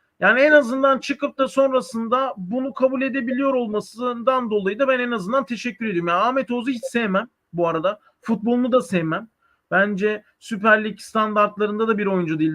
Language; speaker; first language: Turkish; native; Turkish